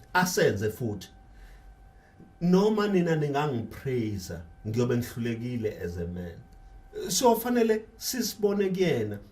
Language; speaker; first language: Zulu; native; Zulu